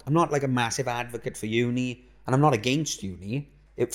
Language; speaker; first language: English; native; English